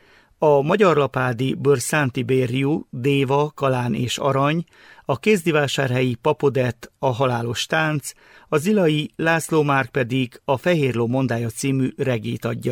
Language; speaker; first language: Hungarian; native; Hungarian